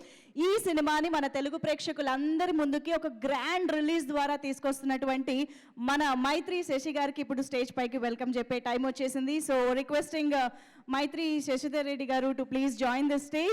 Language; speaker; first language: Telugu; native; Telugu